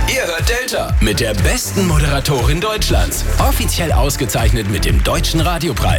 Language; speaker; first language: German; native; German